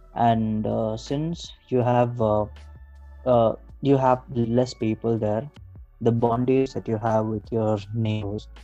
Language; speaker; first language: English; non-native, local second language; Hindi